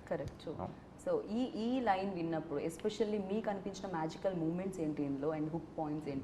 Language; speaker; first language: Telugu; native; Telugu